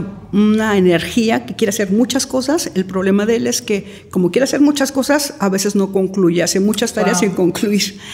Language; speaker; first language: Spanish; native; Spanish